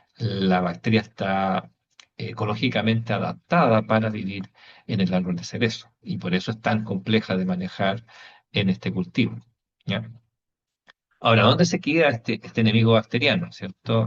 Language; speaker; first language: Spanish; native; Spanish